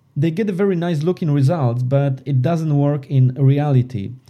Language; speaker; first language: English; non-native, fluent; Polish